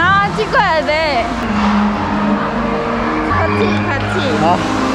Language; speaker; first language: Korean; non-native, fluent; Khmer